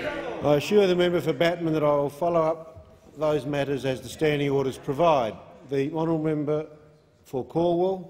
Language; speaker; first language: English; native; English